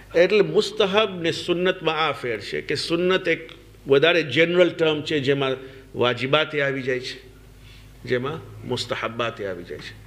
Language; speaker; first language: Gujarati; early bilingual, heritage; Gujarati